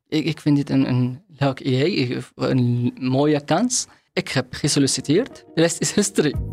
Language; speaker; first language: Dutch; non-native, learner; Arabic